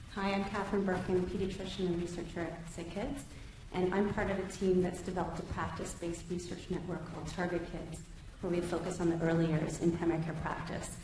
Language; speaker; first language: English; native; English